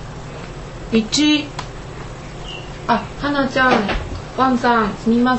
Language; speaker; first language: Japanese; non-native, learner; Chinese